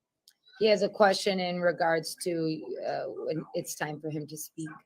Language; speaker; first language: English; native; English